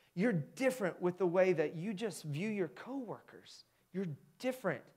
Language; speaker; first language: English; native; English